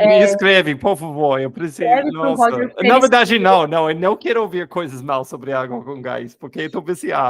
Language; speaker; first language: Portuguese; non-native, fluent; English